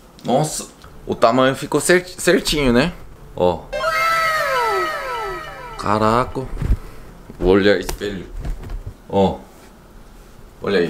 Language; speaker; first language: Portuguese; non-native, fluent; Korean